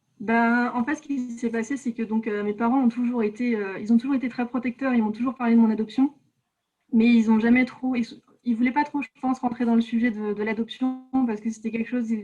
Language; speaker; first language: French; native; French